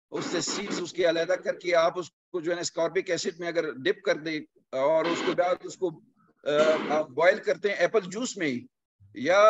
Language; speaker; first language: Urdu; non-native, local second language; Punjabi